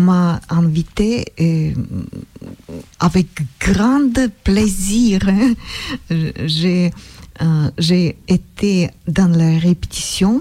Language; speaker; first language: French; non-native, learner; Russian